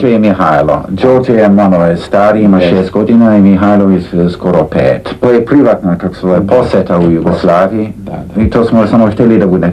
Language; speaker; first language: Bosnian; early bilingual, heritage; Serbian